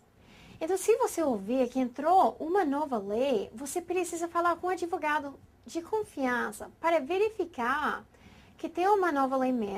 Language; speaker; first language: Portuguese; non-native, fluent; English